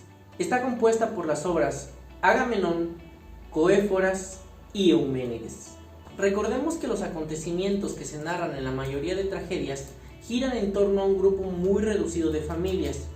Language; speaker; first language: Spanish; native; Spanish